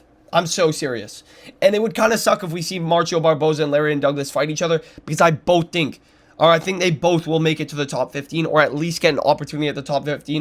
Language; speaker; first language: English; native; English